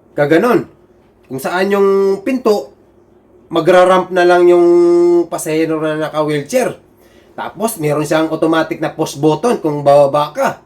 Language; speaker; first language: Filipino; non-native, local second language; Cebuano